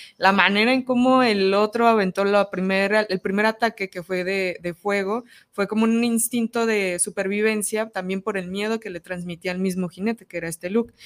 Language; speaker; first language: Spanish; native; Spanish